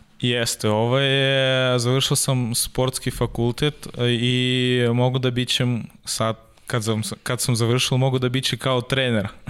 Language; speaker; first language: Serbian; non-native, learner; Russian